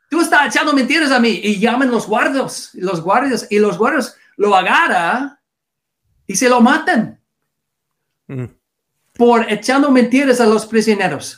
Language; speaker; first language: Spanish; non-native, learner; English